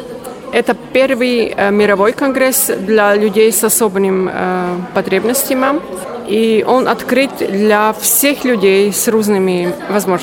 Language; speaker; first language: Russian; non-native, learner; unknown